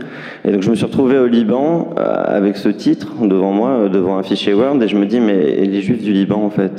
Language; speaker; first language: French; native; French